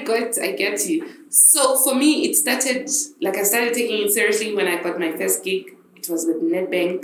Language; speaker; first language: English; non-native, local second language; Zulu